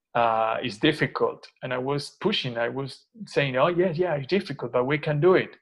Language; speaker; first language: English; non-native, fluent; Spanish